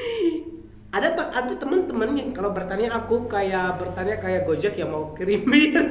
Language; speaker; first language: Indonesian; non-native, learner; Arabic